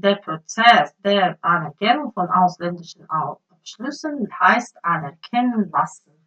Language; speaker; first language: German; non-native, learner; Ukrainian